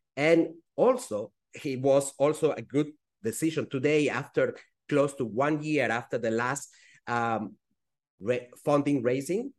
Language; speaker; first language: English; non-native, fluent; Spanish